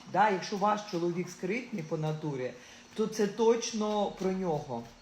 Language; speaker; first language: Ukrainian; non-native, local second language; Russian